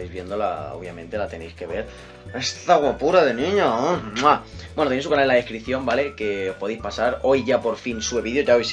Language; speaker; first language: Spanish; native; Spanish